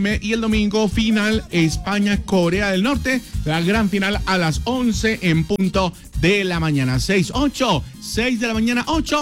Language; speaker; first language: Spanish; native; Spanish